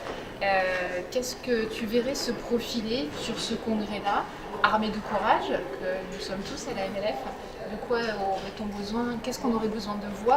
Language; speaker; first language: French; native; French